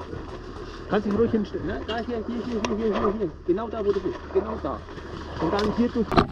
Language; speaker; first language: German; early bilingual, other home language; Croatian